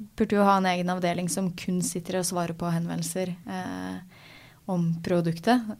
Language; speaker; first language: Norwegian; native; Norwegian